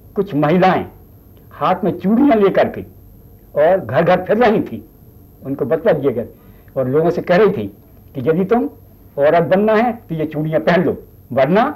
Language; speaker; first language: Hindi; native; Hindi